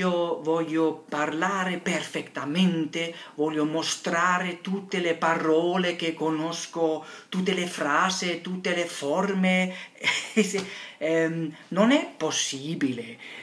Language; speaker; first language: Italian; non-native, learner; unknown